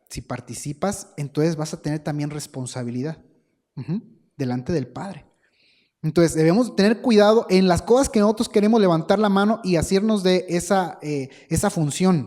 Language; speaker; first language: Spanish; native; Spanish